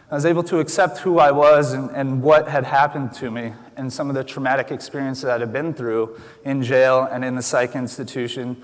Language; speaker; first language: English; native; English